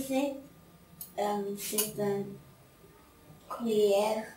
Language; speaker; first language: French; non-native, learner; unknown